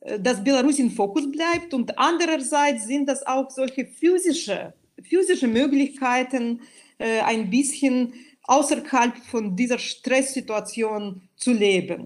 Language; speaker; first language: German; non-native, fluent; Belarusian